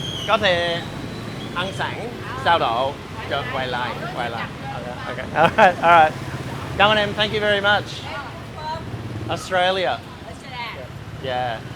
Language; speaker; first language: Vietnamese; non-native, learner; English